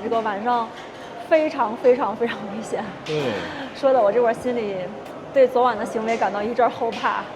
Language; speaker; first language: Chinese; native; Chinese